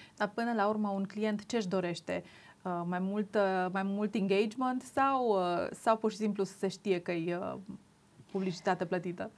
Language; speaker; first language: Romanian; native; Romanian